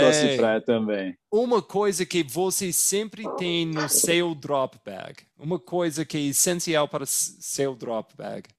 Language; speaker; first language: Portuguese; non-native, fluent; English